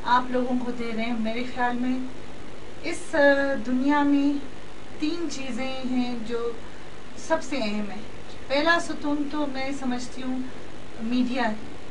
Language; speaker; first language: Urdu; non-native, local second language; Baluchi